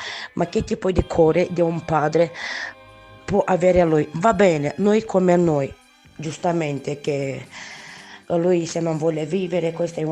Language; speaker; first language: Italian; non-native, learner; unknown